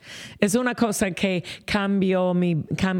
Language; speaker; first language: Spanish; non-native, fluent; English